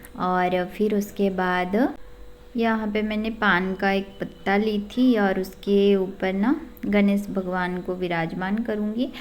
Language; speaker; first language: Hindi; non-native, local second language; Odia